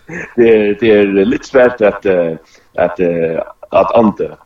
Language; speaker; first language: Danish; non-native, local second language; Faroese